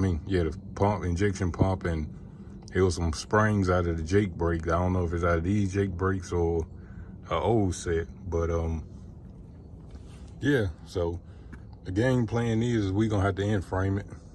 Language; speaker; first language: English; native; English